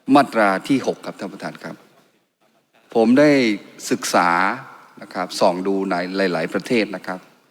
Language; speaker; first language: Thai; non-native, local second language; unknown